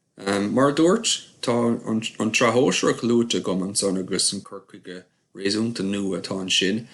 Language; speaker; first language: Irish; native; Irish